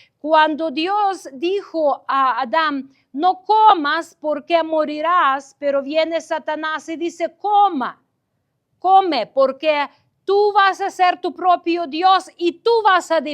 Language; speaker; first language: Spanish; non-native, fluent; Ukrainian